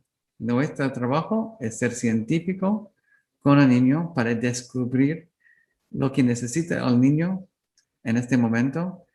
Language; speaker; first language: Spanish; non-native, learner; English